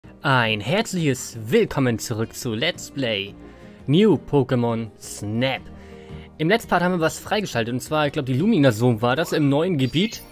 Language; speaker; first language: German; native; German